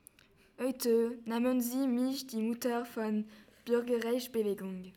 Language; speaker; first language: German; non-native, learner; French